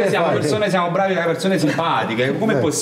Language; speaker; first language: Italian; native; Italian